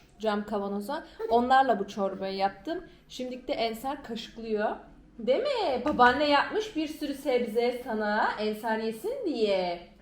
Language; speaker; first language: Turkish; early bilingual, heritage; Turkish